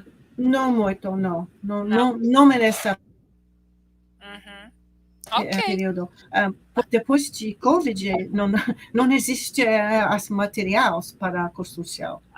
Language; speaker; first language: Portuguese; non-native, learner; English